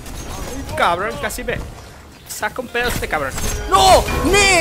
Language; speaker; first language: Spanish; native; Spanish